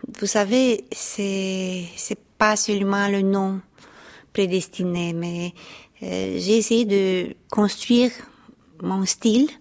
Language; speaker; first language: French; non-native, fluent; Romanian